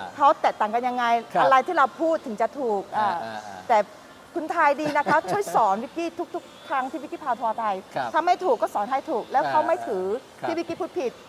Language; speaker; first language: Thai; non-native, fluent; Malay